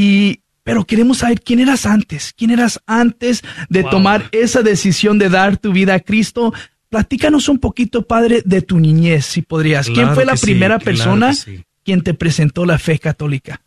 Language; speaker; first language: Spanish; early bilingual, other home language; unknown